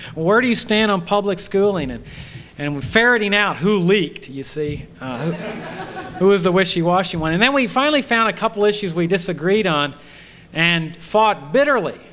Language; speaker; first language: English; native; English